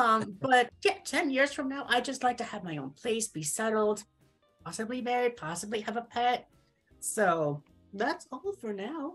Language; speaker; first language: English; native; English